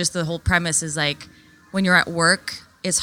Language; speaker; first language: English; non-native, local second language; French